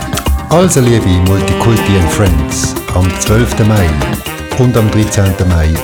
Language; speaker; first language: German; native; German